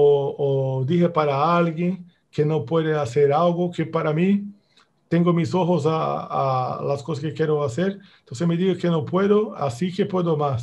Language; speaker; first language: Spanish; non-native, fluent; Portuguese